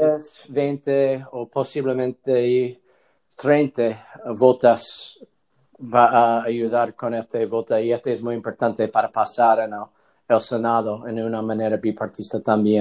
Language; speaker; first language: Spanish; non-native, learner; English